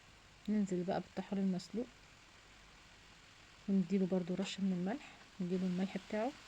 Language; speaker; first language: Arabic; native; Arabic